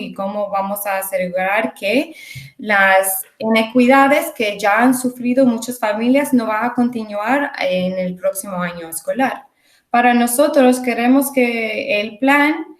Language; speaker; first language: Spanish; early bilingual, heritage; English